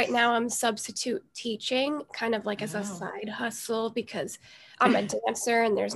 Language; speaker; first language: English; native; English